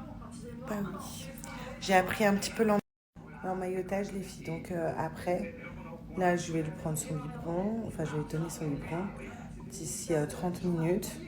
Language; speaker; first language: French; native; French